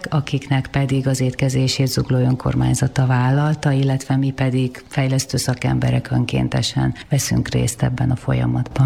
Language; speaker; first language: Hungarian; native; Hungarian